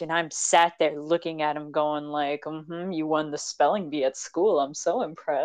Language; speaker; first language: English; native; English